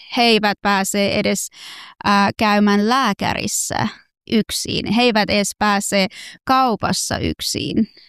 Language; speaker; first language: Finnish; non-native, fluent; Persian